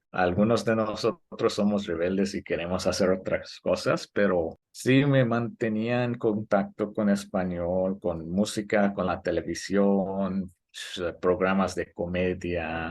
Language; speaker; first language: Spanish; early bilingual, heritage; Spanish